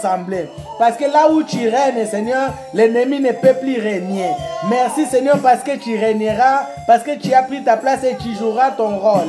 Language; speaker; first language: French; non-native, local second language; Lingala